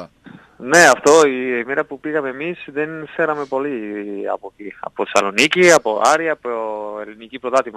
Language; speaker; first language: Greek; non-native, learner; Spanish